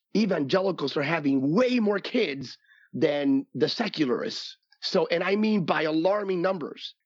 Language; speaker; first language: English; early bilingual, other home language; Spanish